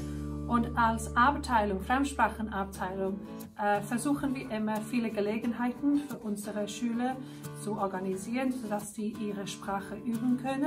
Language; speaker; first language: German; non-native, fluent; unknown